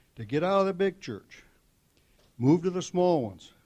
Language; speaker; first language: English; native; English